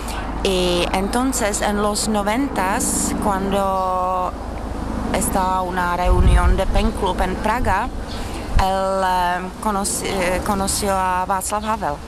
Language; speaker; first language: Spanish; non-native, fluent; Czech